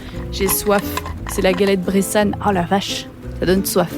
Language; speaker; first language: French; native; French